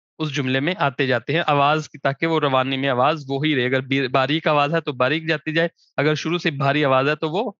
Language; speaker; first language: Urdu; non-native, local second language; Punjabi